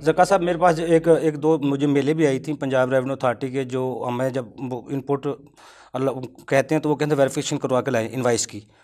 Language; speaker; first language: Urdu; non-native, local second language; Punjabi